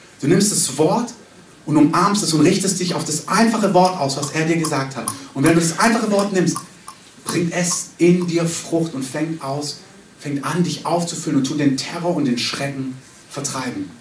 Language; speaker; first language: German; native; German